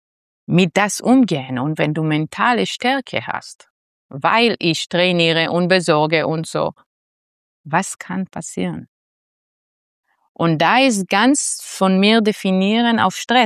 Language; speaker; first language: German; non-native, fluent; Hebrew